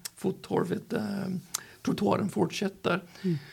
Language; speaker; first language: Swedish; non-native, fluent; English